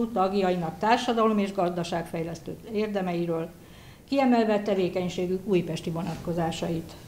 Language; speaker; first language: Hungarian; native; Hungarian